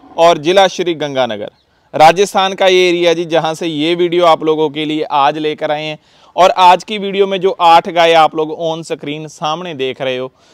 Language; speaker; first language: Hindi; non-native, local second language; Punjabi